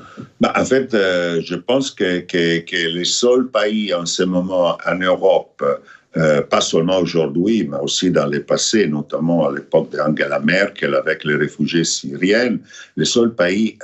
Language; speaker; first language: French; non-native, fluent; Italian